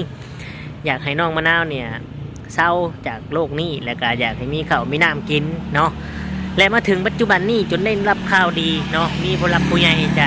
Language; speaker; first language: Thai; non-native, local second language; Lao